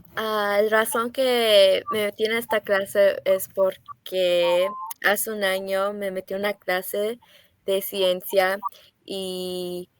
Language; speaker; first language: Spanish; early bilingual, other home language; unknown